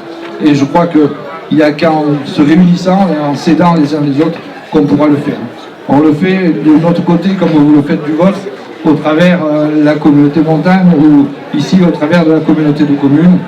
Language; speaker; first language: French; native; French